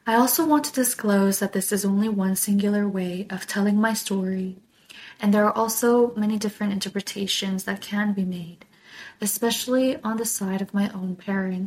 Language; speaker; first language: English; non-native, fluent; Korean